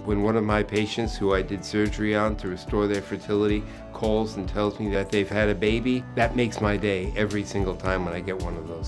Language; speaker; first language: English; native; English